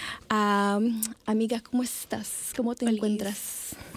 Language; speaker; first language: Spanish; native; Spanish